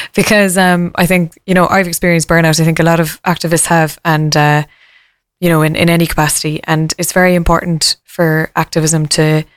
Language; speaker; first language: English; native; English